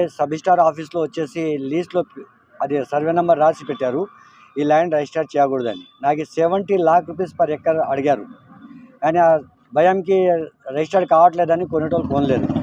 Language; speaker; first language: Telugu; non-native, local second language; Urdu